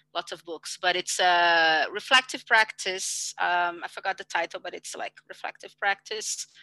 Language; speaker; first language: English; non-native, fluent; Portuguese